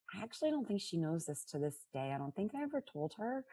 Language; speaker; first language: English; native; English